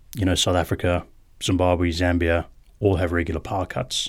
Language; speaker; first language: English; native; English